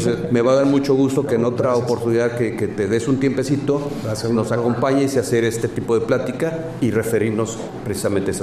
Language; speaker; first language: Spanish; native; Spanish